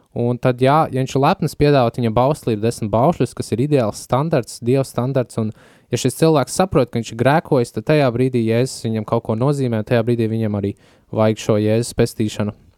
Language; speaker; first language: Latvian; native; Latvian